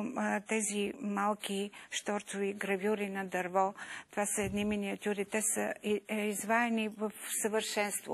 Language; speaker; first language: Bulgarian; native; Bulgarian